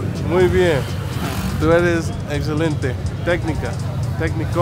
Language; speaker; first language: Spanish; non-native, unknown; English